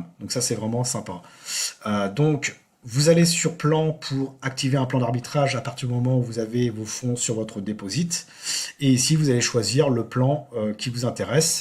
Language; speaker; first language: French; native; French